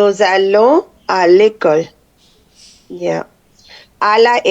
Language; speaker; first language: French; non-native, fluent; Tamil